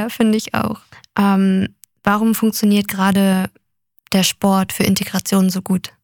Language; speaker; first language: German; native; German